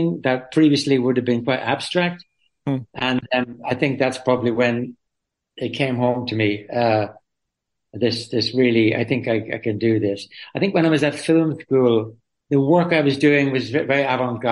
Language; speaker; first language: English; native; English